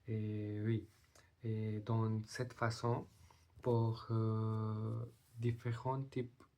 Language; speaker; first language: French; non-native, learner; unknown